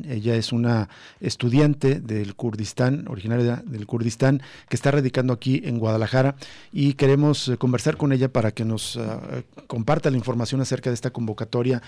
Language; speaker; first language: Spanish; native; Spanish